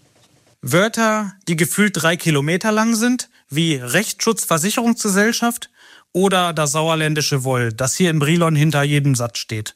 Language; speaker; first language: German; native; German